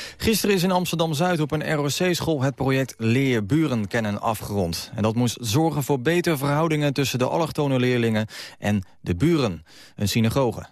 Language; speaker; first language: Dutch; native; Dutch